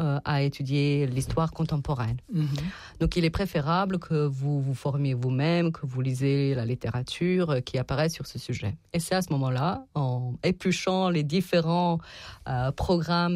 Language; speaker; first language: French; non-native, fluent; Serbian